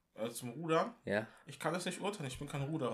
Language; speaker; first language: German; non-native, local second language; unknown